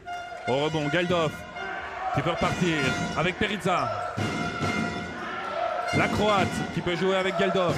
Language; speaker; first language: French; native; French